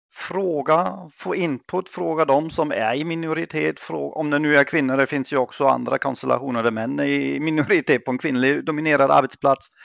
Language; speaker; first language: Swedish; non-native, fluent; German